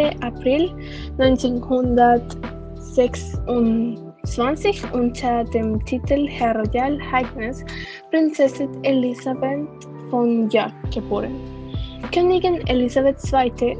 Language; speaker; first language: German; non-native, learner; Spanish